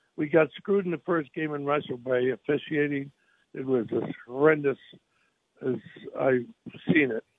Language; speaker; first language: English; native; English